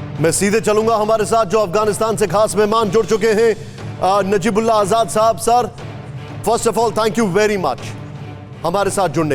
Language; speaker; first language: Hindi; native; Hindi